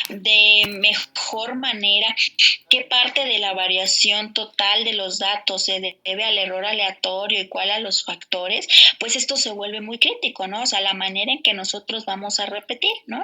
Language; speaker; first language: Spanish; native; Spanish